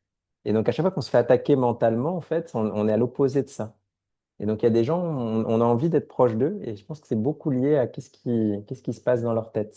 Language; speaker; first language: French; native; French